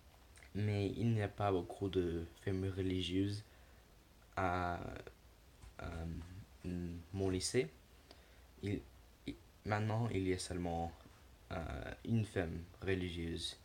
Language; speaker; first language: French; non-native, learner; English